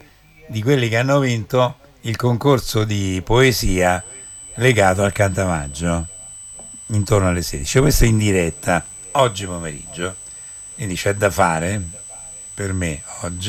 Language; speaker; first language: Italian; native; Italian